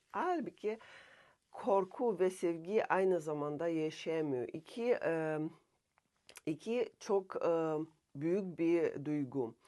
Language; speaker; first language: Turkish; non-native, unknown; Russian